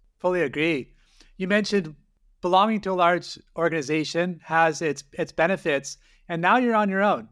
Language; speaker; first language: English; native; English